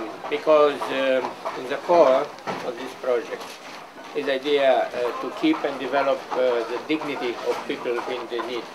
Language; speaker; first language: English; non-native, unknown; Romanian